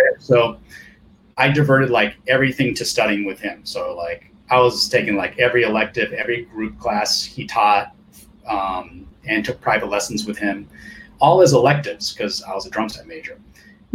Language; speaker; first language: English; early bilingual, other home language; Japanese